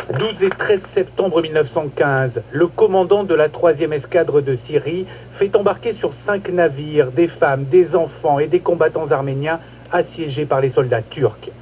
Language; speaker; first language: French; native; French